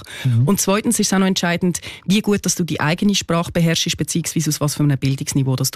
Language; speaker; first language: German; native; German